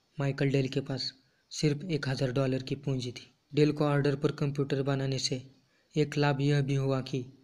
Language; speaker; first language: Hindi; non-native, local second language; Marathi